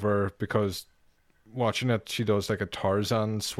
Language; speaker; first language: English; native; English